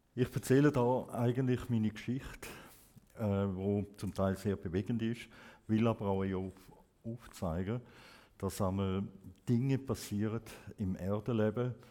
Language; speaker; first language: German; native; German